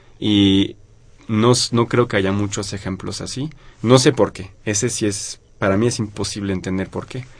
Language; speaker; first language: Spanish; non-native, fluent; French